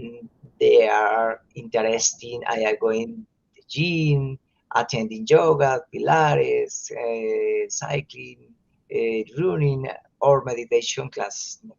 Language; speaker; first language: English; non-native, learner; Spanish